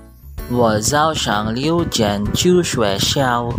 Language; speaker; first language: Chinese; non-native, learner; Filipino